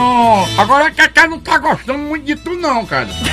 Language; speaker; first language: Portuguese; native; Portuguese